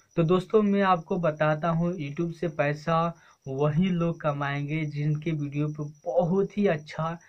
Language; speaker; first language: Hindi; native; Hindi